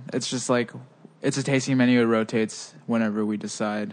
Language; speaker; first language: English; early bilingual, other home language; Spanish